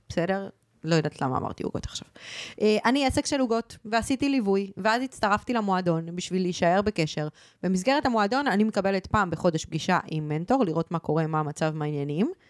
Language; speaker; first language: Hebrew; early bilingual, other home language; Spanish